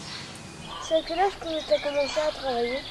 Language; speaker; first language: French; early bilingual, other home language; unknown